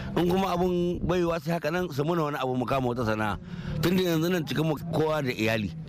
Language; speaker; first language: Hausa; native; Hausa